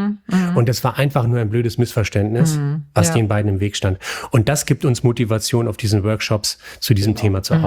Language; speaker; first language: German; native; German